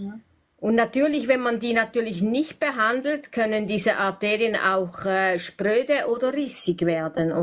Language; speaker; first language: German; native; German